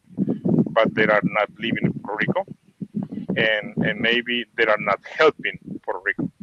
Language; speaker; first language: English; non-native, fluent; Spanish